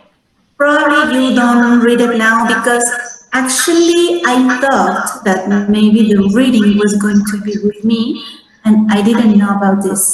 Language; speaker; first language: English; non-native, fluent; Spanish